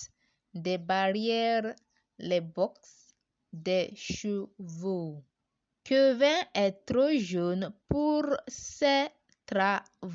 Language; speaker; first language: French; non-native, learner; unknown